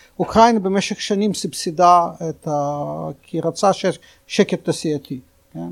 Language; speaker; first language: Hebrew; non-native, fluent; Russian